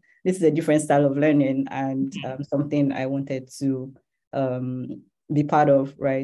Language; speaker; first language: English; non-native, local second language; Yoruba